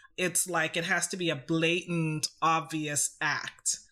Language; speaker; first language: English; native; English